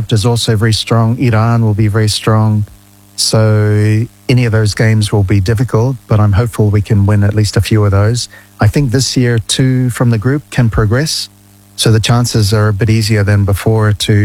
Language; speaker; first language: English; native; English